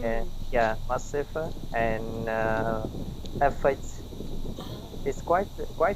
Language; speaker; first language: English; non-native, learner; Vietnamese